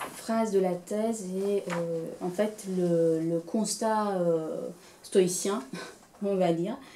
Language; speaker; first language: French; non-native, fluent; Romanian